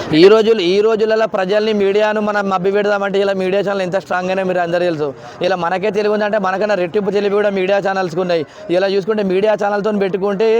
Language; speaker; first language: Telugu; native; Telugu